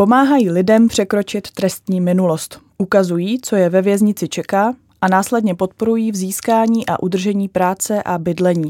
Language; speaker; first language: Czech; native; Czech